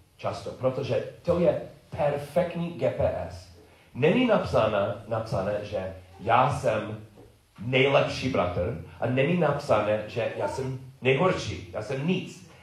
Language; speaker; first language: Czech; non-native, learner; English